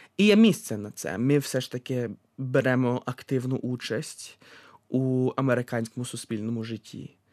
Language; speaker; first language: Ukrainian; early bilingual, heritage; Ukrainian